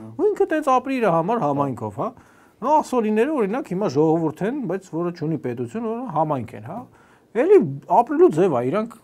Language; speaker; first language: Armenian; native; Armenian